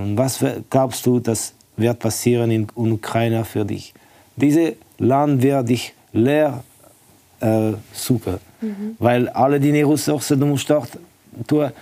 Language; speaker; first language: German; non-native, fluent; Estonian